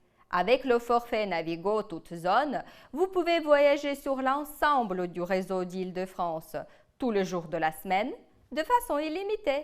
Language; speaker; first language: French; non-native, fluent; Ukrainian